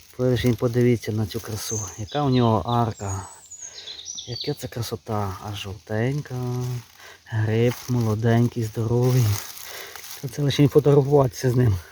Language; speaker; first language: Ukrainian; native; Ukrainian